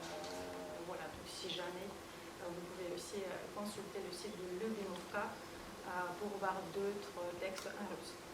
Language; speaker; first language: French; non-native, fluent; Russian